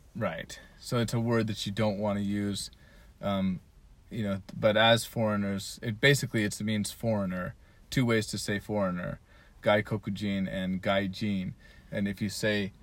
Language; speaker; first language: English; native; English